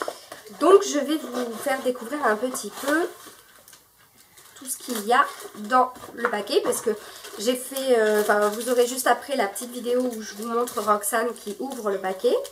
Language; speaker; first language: French; native; French